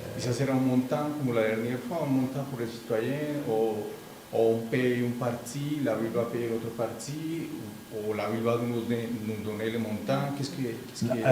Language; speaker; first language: French; non-native, fluent; Spanish